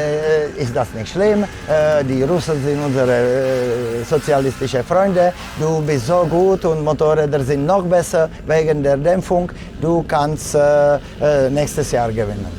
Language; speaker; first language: German; non-native, fluent; Czech